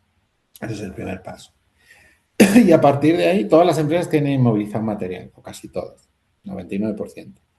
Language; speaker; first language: Spanish; native; Spanish